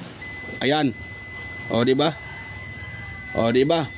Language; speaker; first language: Filipino; native; Filipino